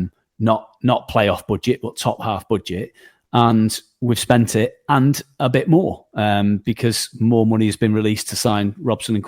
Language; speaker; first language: English; native; English